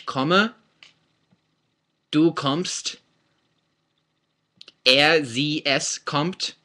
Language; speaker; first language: German; non-native, fluent; English